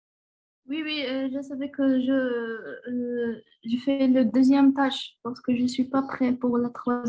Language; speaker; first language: French; non-native, learner; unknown